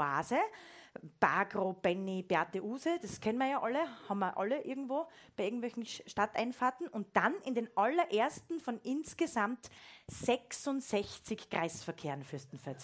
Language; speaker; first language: German; native; German